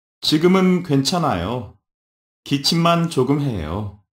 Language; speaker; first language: Korean; non-native, fluent; Vietnamese